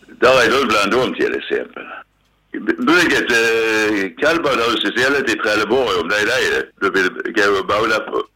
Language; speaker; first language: Swedish; native; Swedish